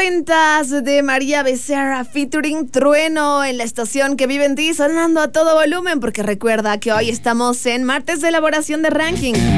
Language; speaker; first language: Spanish; native; Spanish